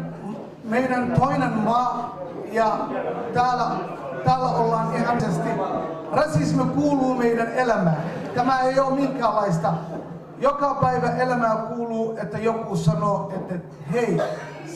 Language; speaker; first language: Finnish; non-native, fluent; Somali